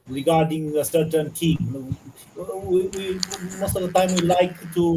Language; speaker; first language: English; non-native, learner; Romanian